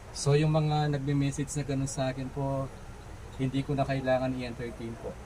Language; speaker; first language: Filipino; non-native, local second language; Pampanga